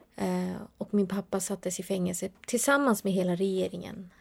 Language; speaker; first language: Swedish; early bilingual, other home language; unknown